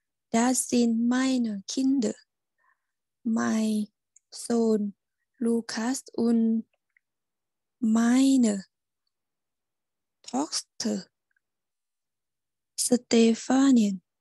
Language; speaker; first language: German; non-native, learner; Thai